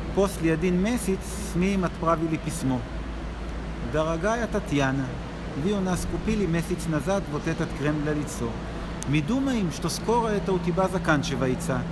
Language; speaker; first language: Russian; non-native, learner; Hebrew